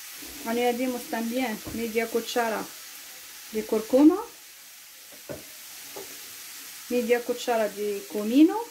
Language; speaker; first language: Spanish; non-native, fluent; Arabic